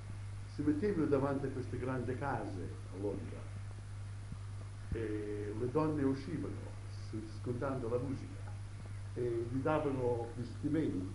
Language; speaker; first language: Italian; early bilingual, heritage; Italian